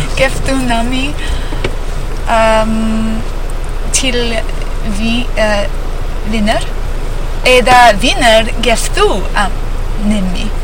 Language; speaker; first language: Icelandic; non-native, learner; English